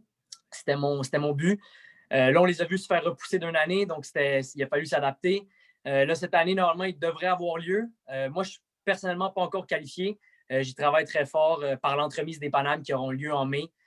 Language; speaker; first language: French; native; French